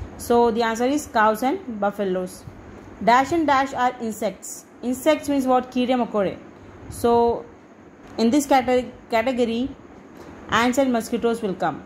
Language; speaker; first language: English; non-native, local second language; Bangla